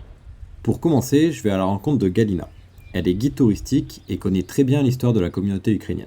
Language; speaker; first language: French; native; French